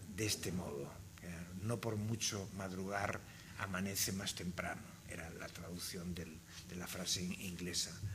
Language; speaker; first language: Spanish; native; Spanish